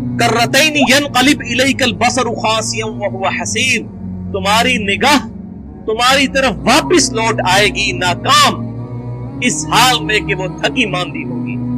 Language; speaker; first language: Urdu; non-native, local second language; Punjabi